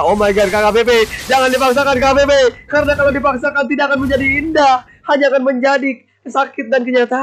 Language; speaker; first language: Indonesian; native; Indonesian